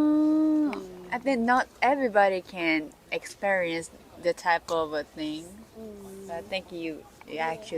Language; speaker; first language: English; non-native, learner; Japanese